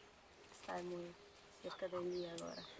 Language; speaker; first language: Spanish; non-native, learner; Portuguese